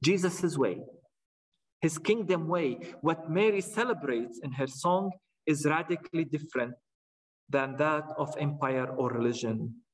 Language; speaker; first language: English; non-native, fluent; Arabic